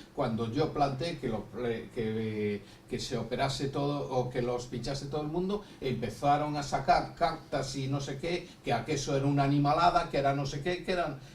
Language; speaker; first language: Spanish; native; Spanish